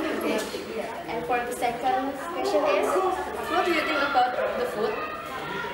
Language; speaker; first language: English; non-native, learner; Indonesian